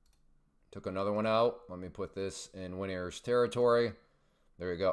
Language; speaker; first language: English; native; English